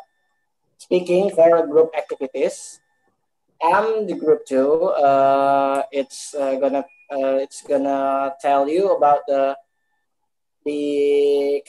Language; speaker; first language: English; non-native, learner; Indonesian